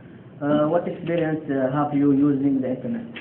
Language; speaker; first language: English; non-native, learner; Arabic